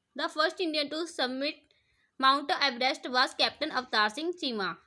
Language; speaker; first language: English; non-native, local second language; Punjabi